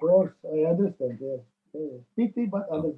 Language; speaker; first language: English; non-native, learner; Czech